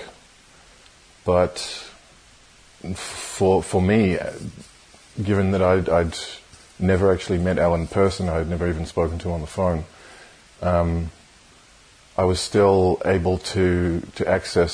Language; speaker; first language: English; native; English